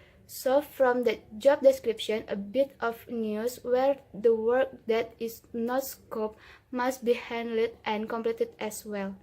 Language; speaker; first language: English; non-native, learner; Indonesian